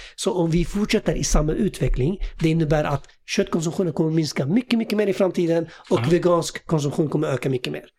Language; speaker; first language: Swedish; early bilingual, other home language; Assyrian Neo-Aramaic